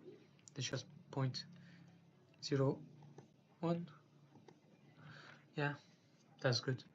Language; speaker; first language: English; non-native, fluent; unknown